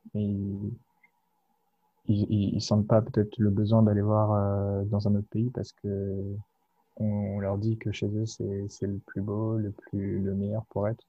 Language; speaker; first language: French; native; French